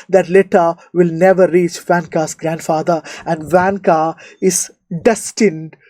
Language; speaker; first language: English; non-native, local second language; Malayalam